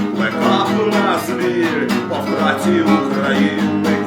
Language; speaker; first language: Ukrainian; non-native, learner; Lithuanian